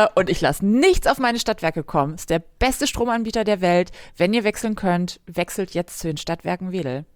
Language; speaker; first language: German; native; German